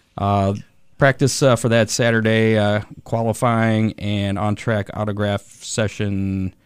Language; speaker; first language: English; native; English